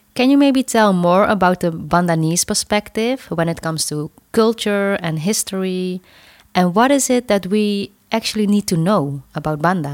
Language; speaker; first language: English; non-native, fluent; Dutch